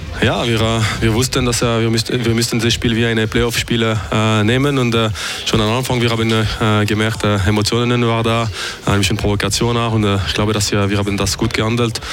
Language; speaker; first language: German; non-native, fluent; French